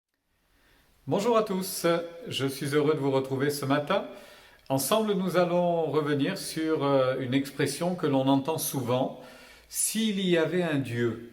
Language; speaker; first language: French; native; French